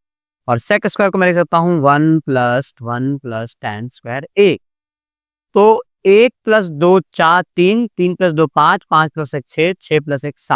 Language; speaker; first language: Hindi; non-native, local second language; Gujarati